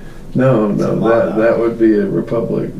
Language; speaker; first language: English; native; English